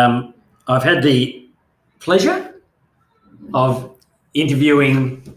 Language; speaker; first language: English; native; English